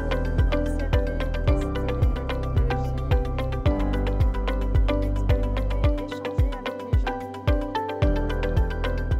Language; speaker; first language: French; native; French